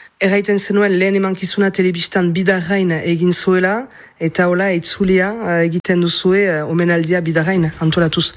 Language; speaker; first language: Basque; native; Basque